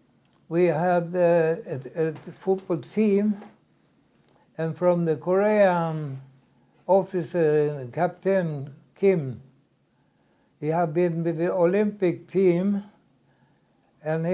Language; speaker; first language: English; non-native, learner; Swedish